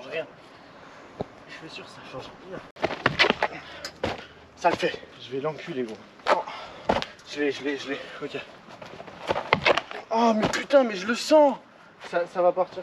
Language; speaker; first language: French; native; French